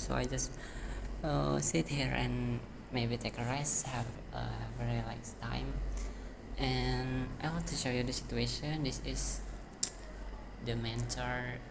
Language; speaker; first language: English; non-native, learner; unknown